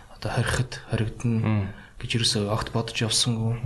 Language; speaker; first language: Mongolian; early bilingual, other home language; Russian